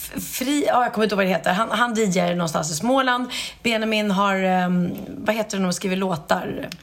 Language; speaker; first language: Swedish; native; Swedish